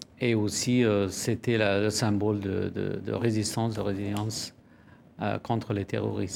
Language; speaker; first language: French; non-native, fluent; Persian